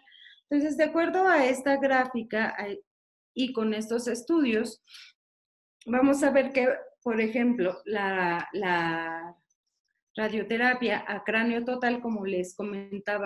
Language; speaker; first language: Spanish; native; Spanish